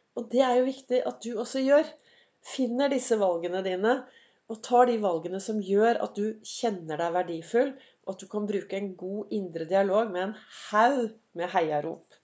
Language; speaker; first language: Norwegian; native; Norwegian